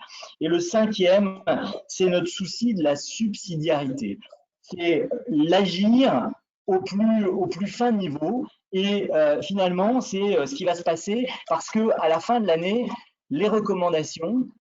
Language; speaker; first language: French; native; French